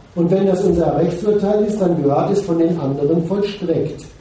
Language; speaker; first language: German; native; German